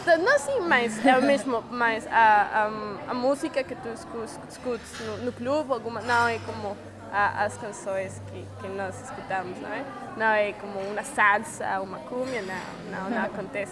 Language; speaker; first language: Portuguese; non-native, learner; Spanish